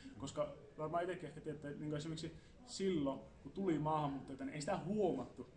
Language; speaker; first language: Finnish; early bilingual, other home language; Assyrian Neo-Aramaic